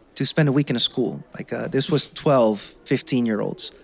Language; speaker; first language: English; non-native, fluent; Dutch